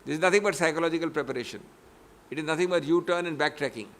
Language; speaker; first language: English; non-native, local second language; Hindi